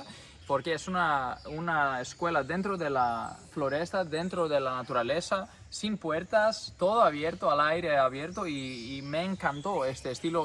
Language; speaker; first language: Spanish; non-native, fluent; Greek